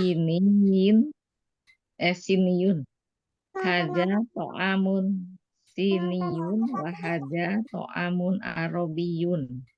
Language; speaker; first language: Arabic; non-native, learner; Indonesian